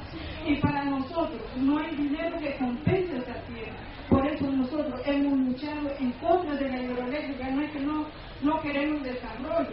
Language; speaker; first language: Spanish; non-native, local second language; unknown